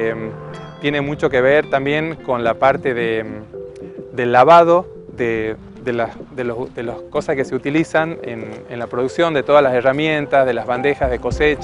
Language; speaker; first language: Spanish; native; Spanish